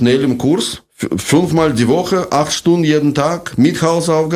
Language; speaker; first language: German; non-native, fluent; Russian